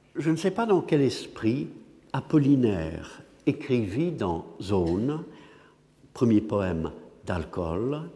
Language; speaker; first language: French; non-native, fluent; English